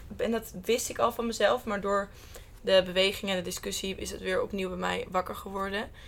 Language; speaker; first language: Dutch; native; Dutch